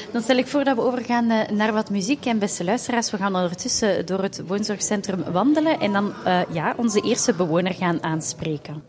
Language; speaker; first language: Dutch; native; Dutch